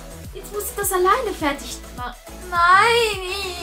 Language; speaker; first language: German; native; German